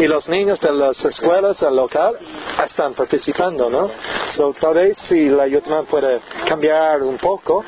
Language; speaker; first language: Spanish; non-native, learner; English